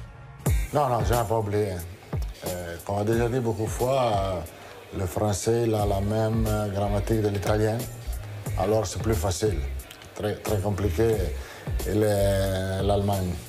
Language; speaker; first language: French; non-native, learner; Italian